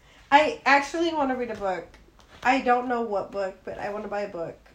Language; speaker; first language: English; early bilingual, other home language; Spanish